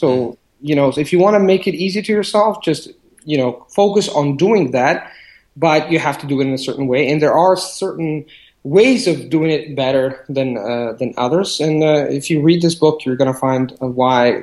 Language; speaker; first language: English; non-native, fluent; Italian